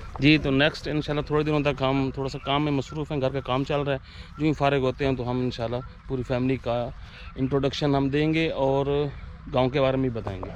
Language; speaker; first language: Urdu; native; Urdu